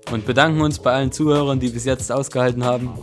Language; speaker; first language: German; native; German